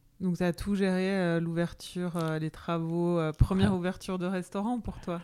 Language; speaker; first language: French; native; French